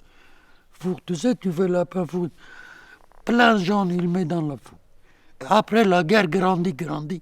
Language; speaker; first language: French; non-native, learner; Kurdish